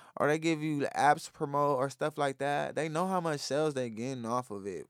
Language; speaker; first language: English; native; English